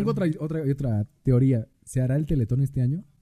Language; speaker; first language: Spanish; native; Spanish